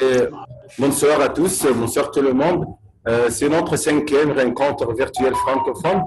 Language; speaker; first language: French; non-native, fluent; Arabic